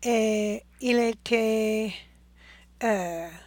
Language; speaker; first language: French; non-native, learner; English